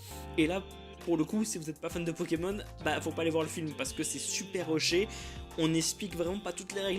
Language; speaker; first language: French; native; French